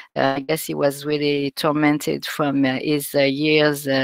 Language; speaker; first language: English; non-native, fluent; French